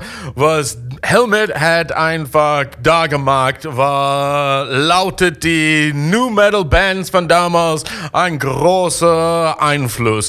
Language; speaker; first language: German; non-native, fluent; English